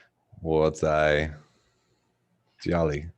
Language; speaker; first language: Chinese; non-native, learner; English